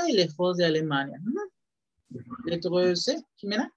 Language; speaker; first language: Spanish; native; Spanish